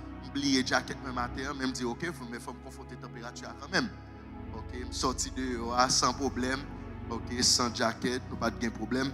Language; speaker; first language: French; non-native, local second language; Haitian Creole